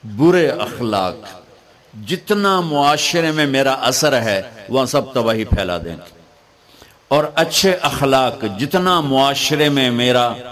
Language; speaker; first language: Urdu; non-native, local second language; Punjabi